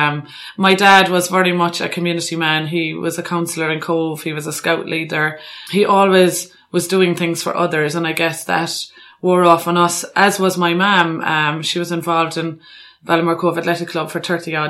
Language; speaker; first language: English; native; English